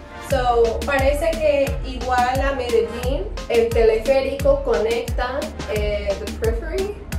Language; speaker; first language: Spanish; non-native, fluent; English